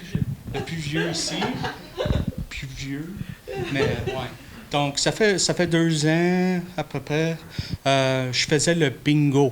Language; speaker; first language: French; non-native, local second language; English